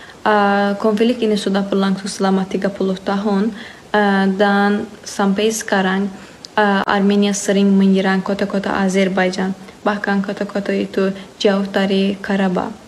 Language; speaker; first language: Indonesian; non-native, fluent; Azerbaijani